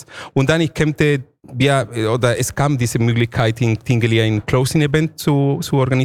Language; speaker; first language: German; non-native, fluent; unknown